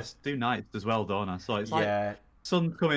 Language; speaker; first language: English; native; English